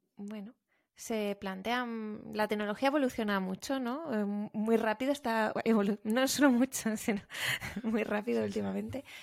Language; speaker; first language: Spanish; native; Spanish